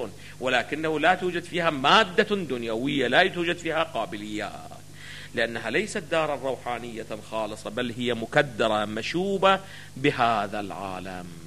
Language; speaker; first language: Arabic; native; Arabic